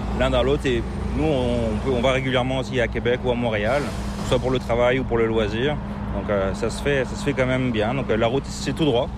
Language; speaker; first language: French; native; French